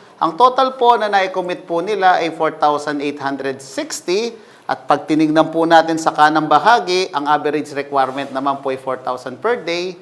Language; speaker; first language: Filipino; native; Filipino